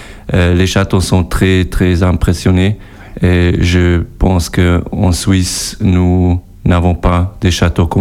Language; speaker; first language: French; non-native, learner; German